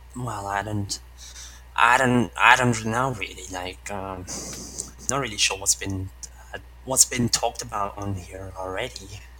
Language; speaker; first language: English; non-native, fluent; Estonian